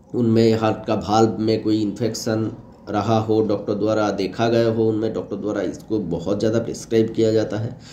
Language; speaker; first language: Hindi; native; Hindi